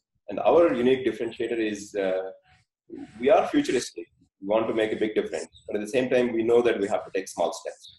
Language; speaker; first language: English; non-native, fluent; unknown